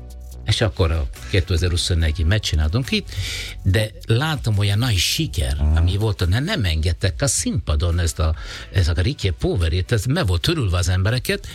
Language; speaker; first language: Hungarian; non-native, learner; Italian